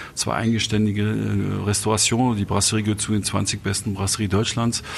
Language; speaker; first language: German; non-native, fluent; French